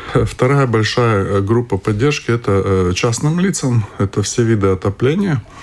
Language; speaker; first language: Russian; non-native, local second language; Latvian